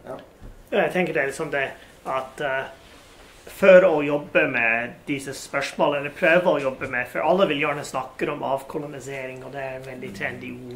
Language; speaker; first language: Norwegian; non-native, fluent; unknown